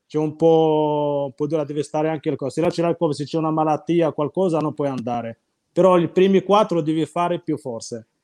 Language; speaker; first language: Italian; non-native, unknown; Arabic